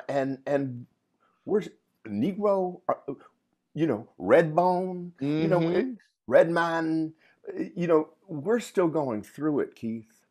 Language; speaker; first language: English; native; English